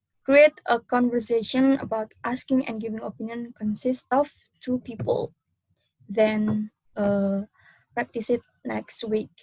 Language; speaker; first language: English; non-native, learner; Indonesian